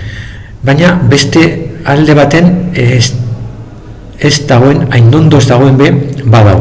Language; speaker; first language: Basque; non-native, local second language; Spanish